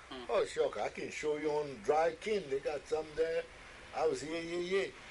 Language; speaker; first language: English; early bilingual, other home language; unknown